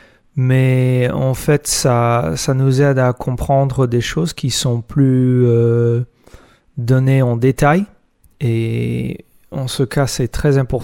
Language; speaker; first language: French; non-native, fluent; English